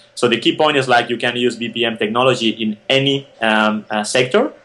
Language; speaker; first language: English; non-native, fluent; Spanish